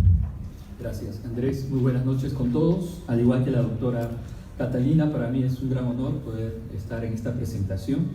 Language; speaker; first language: Spanish; native; Spanish